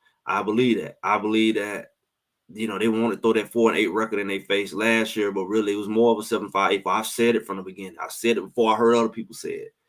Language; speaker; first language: English; native; English